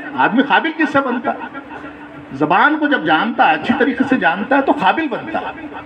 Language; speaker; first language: Urdu; native; Urdu